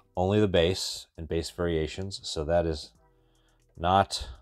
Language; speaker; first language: English; native; English